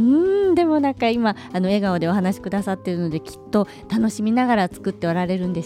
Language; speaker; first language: Japanese; native; Japanese